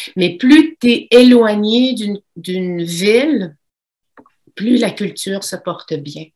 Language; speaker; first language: French; native; French